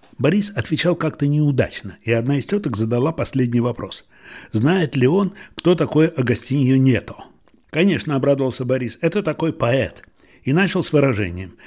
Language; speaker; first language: Russian; native; Russian